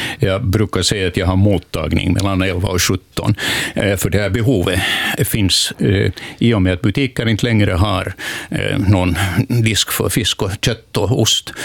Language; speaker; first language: Swedish; native; Swedish